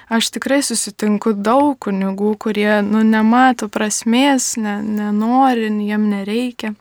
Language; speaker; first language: Lithuanian; native; Lithuanian